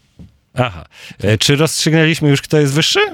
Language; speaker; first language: Polish; native; Polish